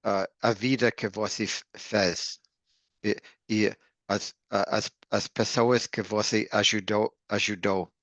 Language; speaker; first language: Portuguese; non-native, learner; English